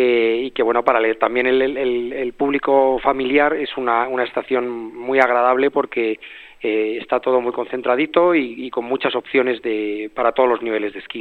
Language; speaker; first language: Spanish; native; Spanish